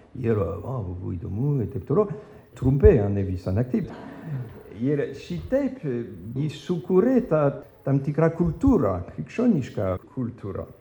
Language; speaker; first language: Lithuanian; non-native, fluent; French